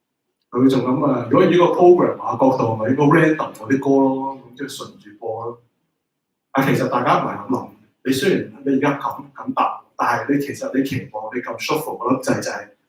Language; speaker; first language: Chinese; native; Chinese